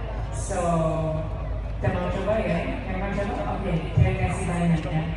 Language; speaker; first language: Indonesian; non-native, fluent; English